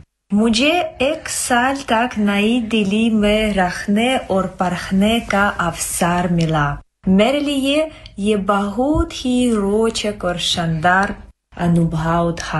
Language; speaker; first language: Hindi; non-native, fluent; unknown